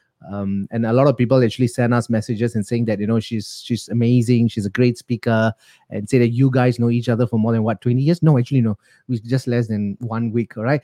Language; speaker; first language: English; non-native, local second language; Tamil